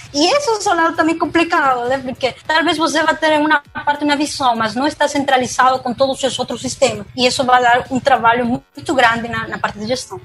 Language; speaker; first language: Portuguese; non-native, fluent; Spanish